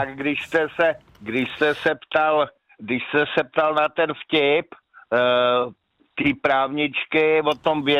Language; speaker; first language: Czech; native; Czech